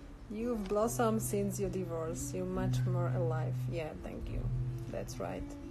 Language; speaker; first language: English; non-native, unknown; Slovak